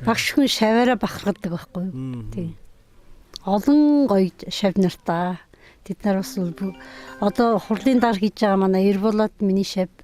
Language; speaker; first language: Mongolian; non-native, local second language; Kazakh